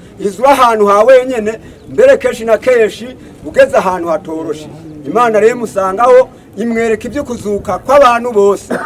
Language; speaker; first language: Rundi; native; Rundi